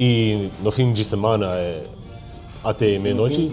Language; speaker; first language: Portuguese; non-native, learner; English